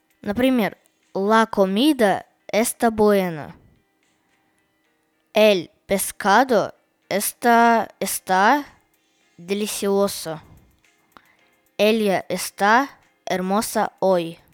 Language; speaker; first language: Spanish; non-native, learner; Russian